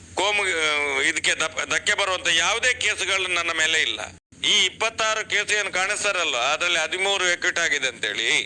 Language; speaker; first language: Kannada; non-native, local second language; Tulu